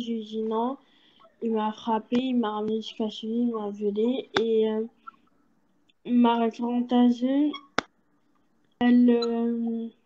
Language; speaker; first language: French; early bilingual, other home language; Portuguese